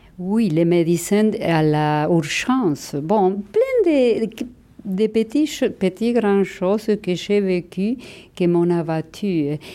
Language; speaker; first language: French; non-native, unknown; Spanish